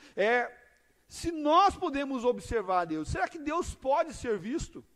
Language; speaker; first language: Portuguese; native; Portuguese